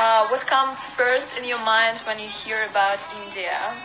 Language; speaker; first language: English; non-native, fluent; Russian